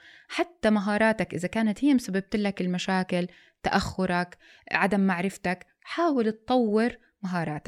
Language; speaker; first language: Arabic; native; Arabic